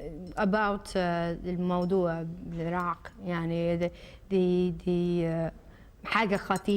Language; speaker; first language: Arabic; early bilingual, heritage; Arabic